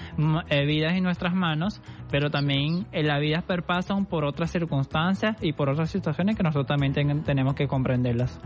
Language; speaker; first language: Spanish; non-native, fluent; Portuguese